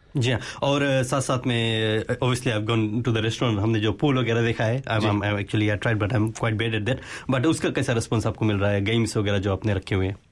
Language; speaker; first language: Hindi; native; Hindi